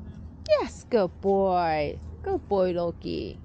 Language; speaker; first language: English; non-native, fluent; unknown